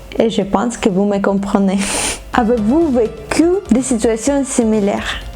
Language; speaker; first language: French; non-native, fluent; Ukrainian